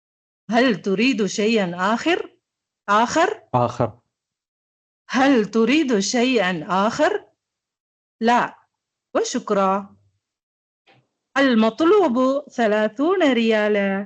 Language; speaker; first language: Arabic; non-native, learner; Tamil